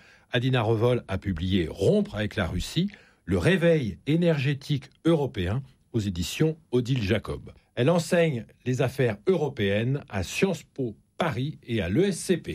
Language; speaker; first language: French; native; French